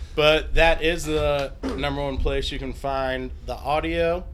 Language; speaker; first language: English; native; English